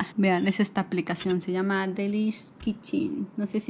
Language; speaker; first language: Spanish; native; Spanish